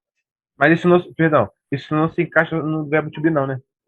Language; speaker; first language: Portuguese; native; Portuguese